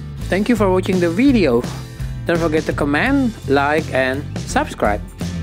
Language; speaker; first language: English; non-native, fluent; Indonesian